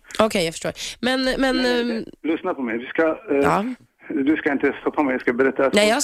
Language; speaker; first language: Swedish; non-native, learner; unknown